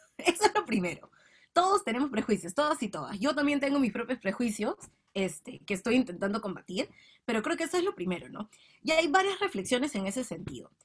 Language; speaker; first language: Spanish; native; Spanish